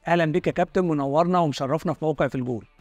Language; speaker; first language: Arabic; native; Arabic